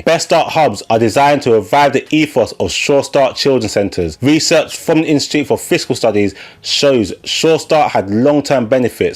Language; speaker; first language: English; native; English